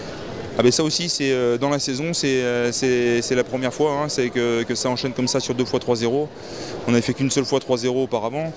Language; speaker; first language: French; native; French